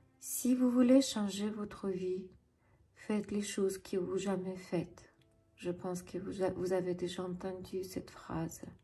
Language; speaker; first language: French; non-native, fluent; Ukrainian